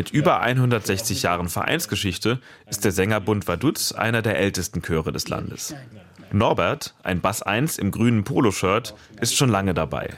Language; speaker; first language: German; native; German